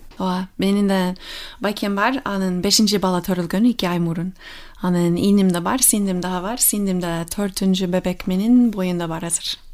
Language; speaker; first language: Kyrgyz; non-native, fluent; English